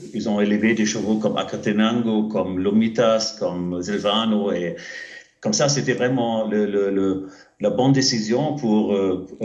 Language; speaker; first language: French; non-native, fluent; German